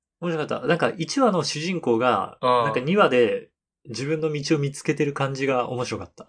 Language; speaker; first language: Japanese; native; Japanese